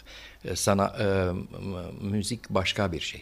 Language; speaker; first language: Turkish; non-native, fluent; Romanian